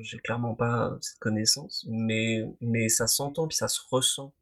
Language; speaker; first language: French; native; French